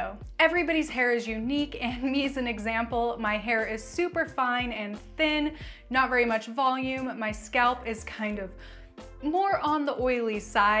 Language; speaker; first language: English; native; English